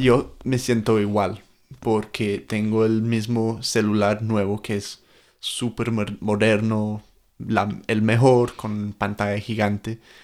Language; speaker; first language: Spanish; non-native, fluent; English